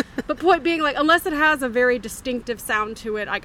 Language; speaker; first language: English; native; English